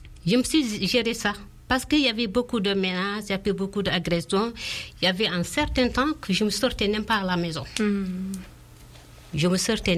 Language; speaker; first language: French; non-native, local second language; Fula